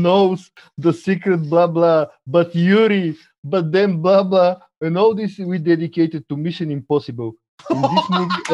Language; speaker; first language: English; non-native, fluent; Bulgarian